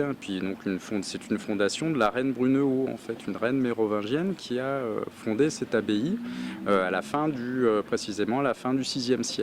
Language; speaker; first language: French; native; French